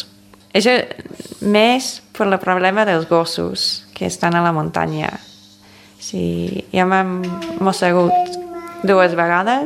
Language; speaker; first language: Catalan; non-native, fluent; English